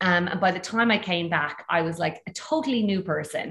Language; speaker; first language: English; native; English